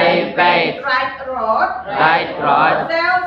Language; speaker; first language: English; non-native, learner; Indonesian